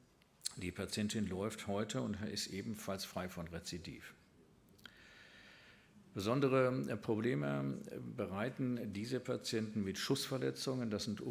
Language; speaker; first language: German; native; German